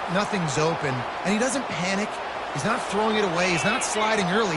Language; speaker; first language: English; native; English